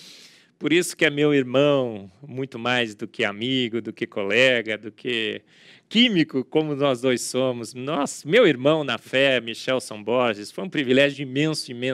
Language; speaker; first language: Portuguese; native; Portuguese